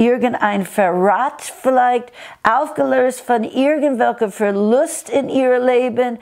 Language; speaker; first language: German; non-native, fluent; English